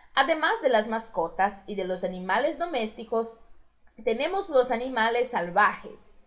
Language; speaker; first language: Spanish; non-native, fluent; Portuguese